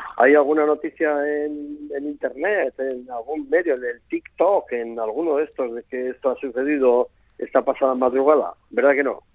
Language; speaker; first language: Spanish; native; Spanish